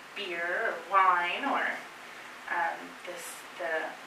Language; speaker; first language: English; native; English